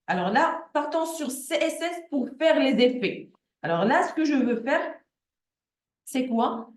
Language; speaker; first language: French; non-native, local second language; Arabic